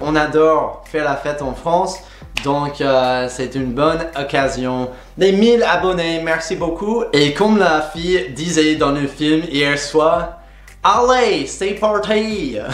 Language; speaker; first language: French; non-native, fluent; English